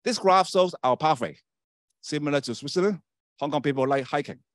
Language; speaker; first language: English; non-native, local second language; Chinese